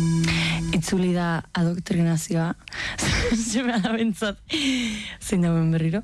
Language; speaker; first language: Basque; native; Basque